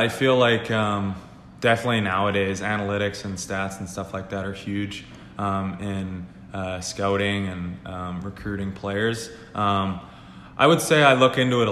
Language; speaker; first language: English; native; English